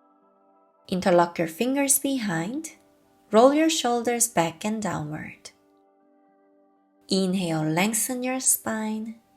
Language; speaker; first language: English; non-native, fluent; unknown